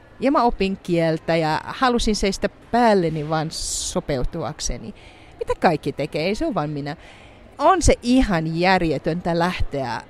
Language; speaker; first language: Finnish; non-native, fluent; Arabic